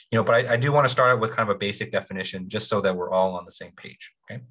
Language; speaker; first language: English; native; English